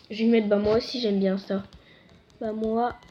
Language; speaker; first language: French; native; French